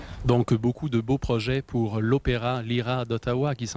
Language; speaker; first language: French; native; French